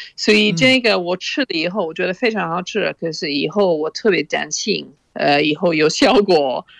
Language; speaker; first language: Chinese; non-native, fluent; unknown